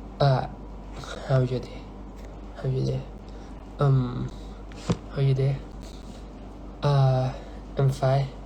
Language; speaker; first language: English; non-native, learner; Thai